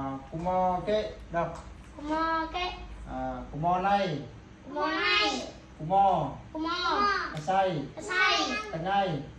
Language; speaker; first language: Vietnamese; non-native, local second language; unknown